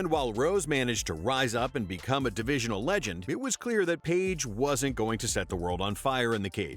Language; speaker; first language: English; native; English